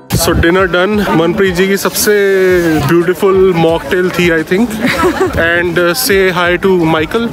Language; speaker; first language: Hindi; native; Hindi